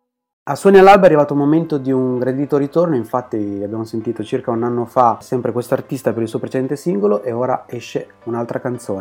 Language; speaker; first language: Italian; native; Italian